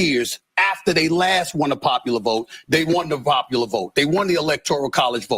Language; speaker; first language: English; native; English